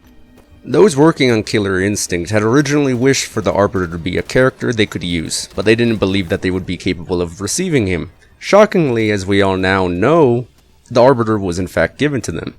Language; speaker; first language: English; native; English